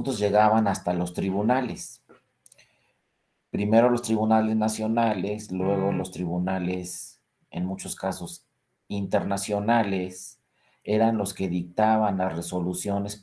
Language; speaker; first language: Spanish; native; Spanish